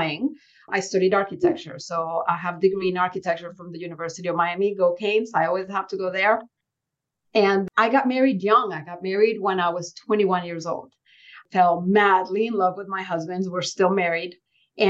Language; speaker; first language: English; early bilingual, other home language; Spanish